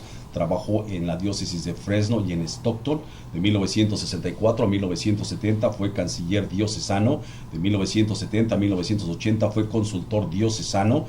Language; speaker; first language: Spanish; native; Spanish